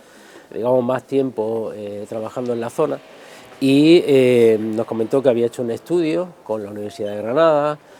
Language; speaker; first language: Spanish; native; Spanish